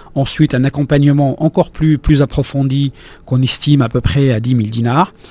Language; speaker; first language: French; non-native, local second language; Arabic